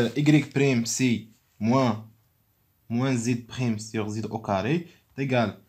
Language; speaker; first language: French; non-native, local second language; Arabic